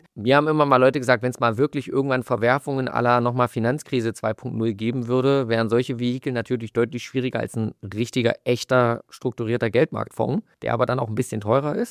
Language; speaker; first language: German; native; German